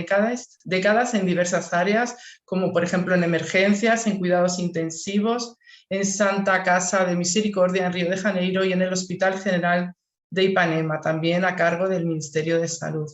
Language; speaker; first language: Spanish; native; Spanish